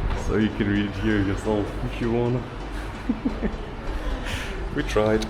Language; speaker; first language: English; non-native, fluent; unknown